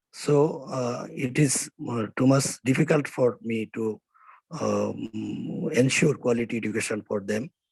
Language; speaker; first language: English; non-native, learner; Bangla